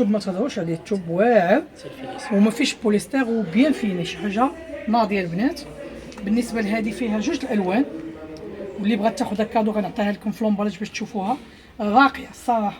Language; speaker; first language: Arabic; native; Arabic